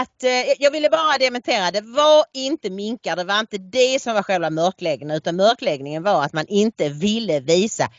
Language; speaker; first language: Swedish; native; Swedish